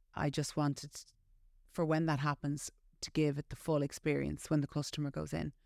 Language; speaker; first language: English; native; English